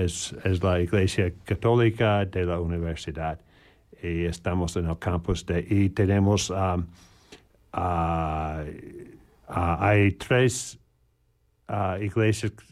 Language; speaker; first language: Spanish; non-native, learner; English